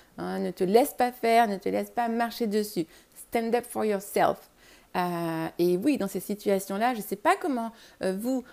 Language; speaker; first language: French; native; French